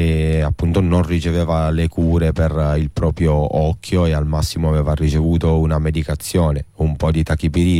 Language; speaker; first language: Italian; native; Italian